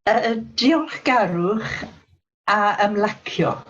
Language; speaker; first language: Welsh; non-native, local second language; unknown